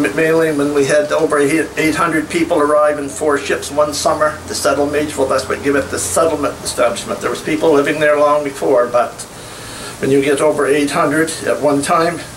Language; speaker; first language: English; native; English